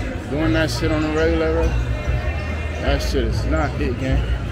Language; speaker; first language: English; native; English